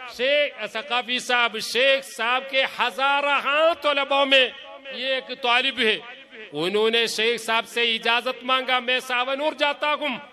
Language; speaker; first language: Hindi; non-native, local second language; Malayalam